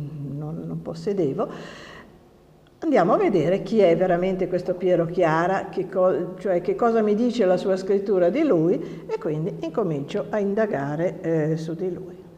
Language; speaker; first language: Italian; native; Italian